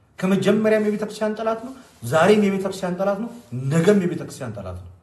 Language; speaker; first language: Amharic; non-native, local second language; Oromo